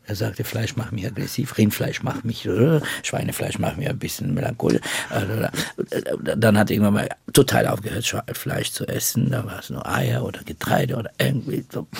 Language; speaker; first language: German; non-native, fluent; Bulgarian